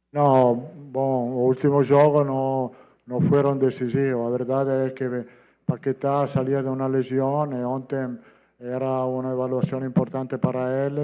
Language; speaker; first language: Portuguese; non-native, fluent; Italian